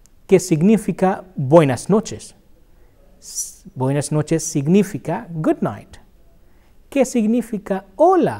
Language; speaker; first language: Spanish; non-native, fluent; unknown